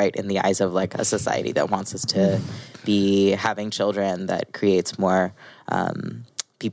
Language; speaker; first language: English; native; English